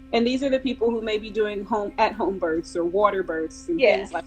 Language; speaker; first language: English; native; English